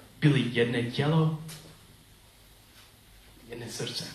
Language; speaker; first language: Czech; non-native, learner; English